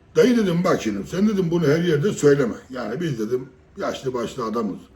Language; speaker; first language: Turkish; native; Turkish